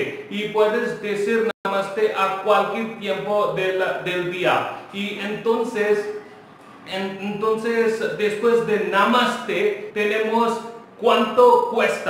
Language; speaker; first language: Spanish; non-native, local second language; Hindi